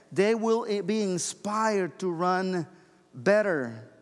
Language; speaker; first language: English; non-native, fluent; Spanish